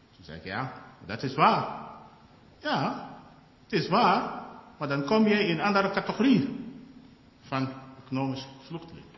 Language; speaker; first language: Dutch; non-native, fluent; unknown